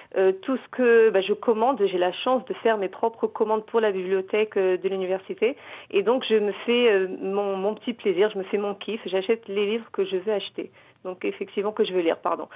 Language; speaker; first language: French; native; French